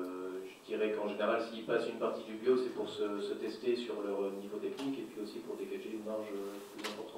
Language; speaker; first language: French; native; French